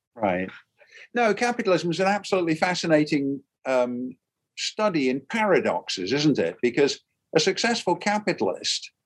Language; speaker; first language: English; native; English